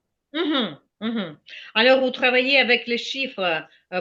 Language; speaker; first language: French; non-native, fluent; Ukrainian